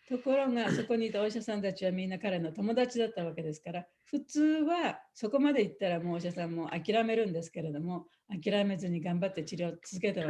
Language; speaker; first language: Japanese; native; Japanese